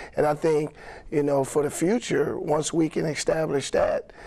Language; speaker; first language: English; native; English